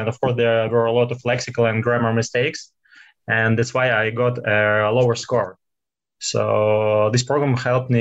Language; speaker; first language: English; non-native, fluent; Russian